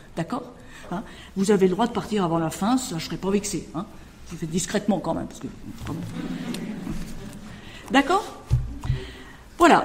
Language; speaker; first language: French; native; French